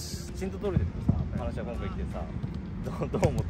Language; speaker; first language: Japanese; native; Japanese